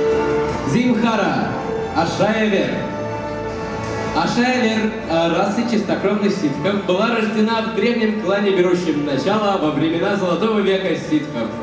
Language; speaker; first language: Russian; native; Russian